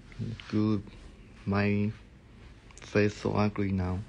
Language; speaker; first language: English; non-native, learner; Thai